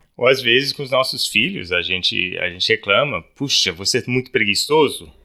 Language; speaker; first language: Portuguese; early bilingual, other home language; English